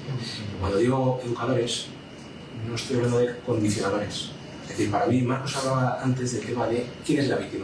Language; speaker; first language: Spanish; native; Spanish